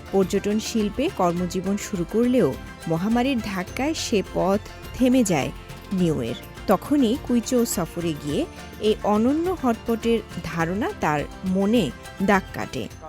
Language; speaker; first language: Bangla; native; Bangla